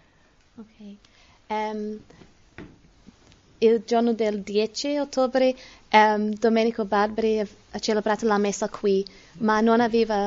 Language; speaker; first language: Italian; non-native, learner; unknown